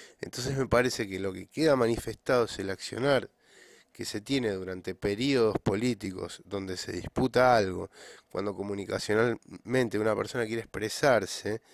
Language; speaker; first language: Spanish; native; Spanish